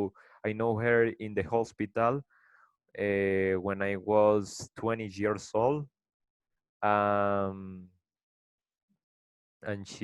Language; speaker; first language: English; non-native, learner; Spanish